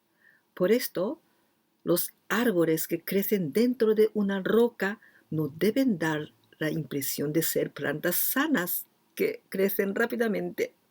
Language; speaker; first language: Spanish; non-native, fluent; Japanese